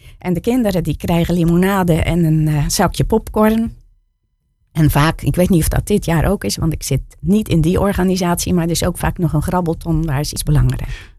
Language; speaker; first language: Dutch; native; Dutch